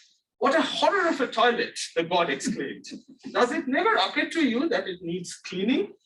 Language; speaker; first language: English; non-native, local second language; Bangla